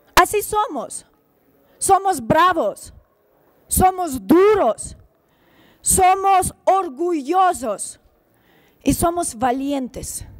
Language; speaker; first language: Spanish; non-native, fluent; Ukrainian